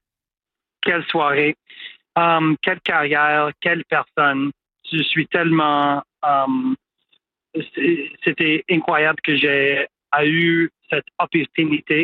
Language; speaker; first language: French; non-native, local second language; English